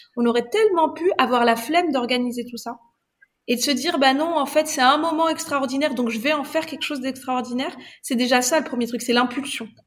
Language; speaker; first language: French; non-native, local second language; Arabic